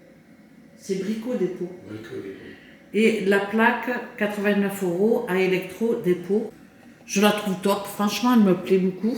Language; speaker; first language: French; native; French